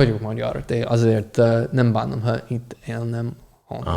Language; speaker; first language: Hungarian; non-native, fluent; English